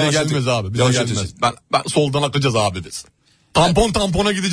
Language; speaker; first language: Turkish; native; Turkish